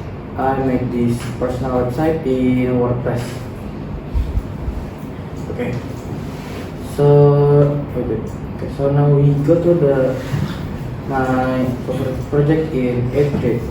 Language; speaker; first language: English; non-native, learner; Indonesian